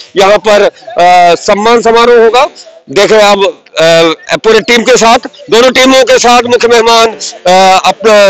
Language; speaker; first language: Hindi; non-native, local second language; Punjabi